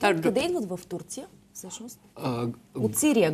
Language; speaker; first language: Bulgarian; native; Bulgarian